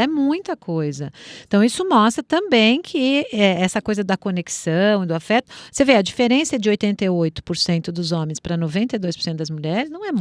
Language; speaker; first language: Portuguese; native; Portuguese